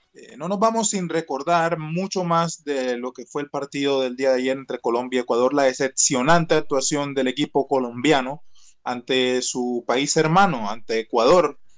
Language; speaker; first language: Spanish; native; Spanish